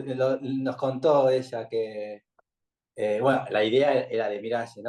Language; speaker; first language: Spanish; native; Spanish